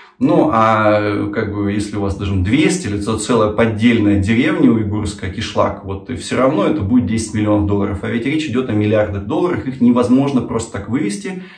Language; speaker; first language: Russian; native; Russian